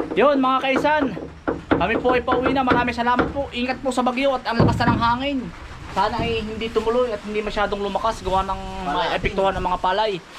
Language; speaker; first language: Filipino; native; Filipino